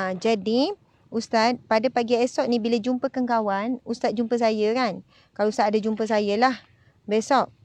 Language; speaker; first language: Malay; native; Malay